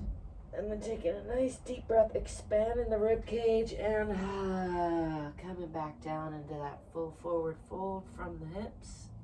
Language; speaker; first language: English; native; English